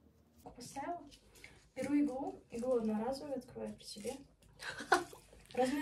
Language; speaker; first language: Russian; native; Russian